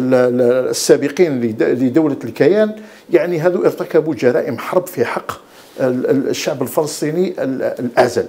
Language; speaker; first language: Arabic; native; Arabic